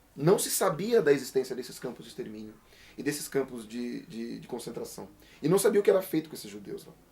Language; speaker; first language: Portuguese; native; Portuguese